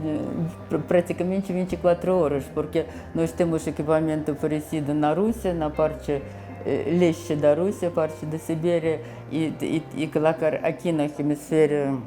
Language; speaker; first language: Portuguese; non-native, fluent; Russian